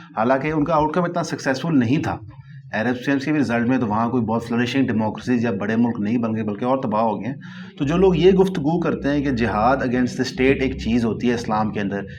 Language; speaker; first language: Urdu; native; Urdu